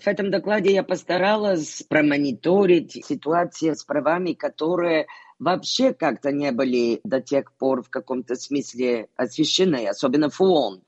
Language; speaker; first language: Russian; non-native, fluent; Bulgarian